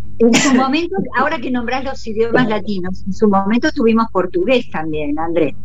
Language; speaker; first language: Spanish; non-native, local second language; German